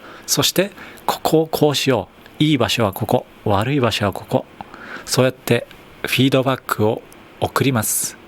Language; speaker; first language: Japanese; native; Japanese